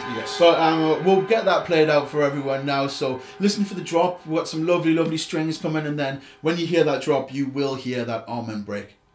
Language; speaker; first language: English; native; English